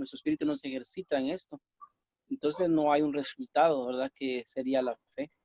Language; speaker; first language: Spanish; native; Spanish